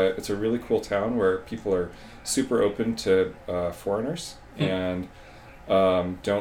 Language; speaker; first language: English; native; English